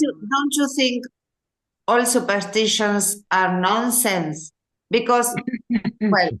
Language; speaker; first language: English; non-native, learner; Spanish